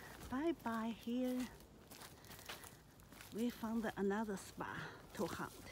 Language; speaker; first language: English; non-native, learner; Chinese